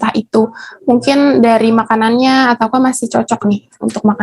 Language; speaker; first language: Indonesian; native; Indonesian